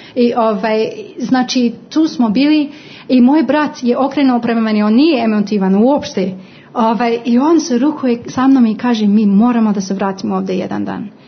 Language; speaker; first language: Croatian; non-native, fluent; English